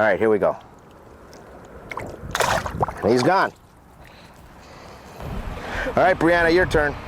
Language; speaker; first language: English; native; English